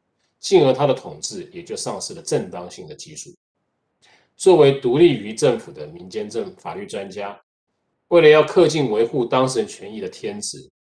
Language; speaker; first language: Chinese; native; Chinese